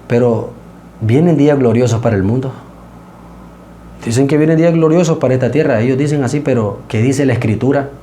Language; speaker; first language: Spanish; native; Spanish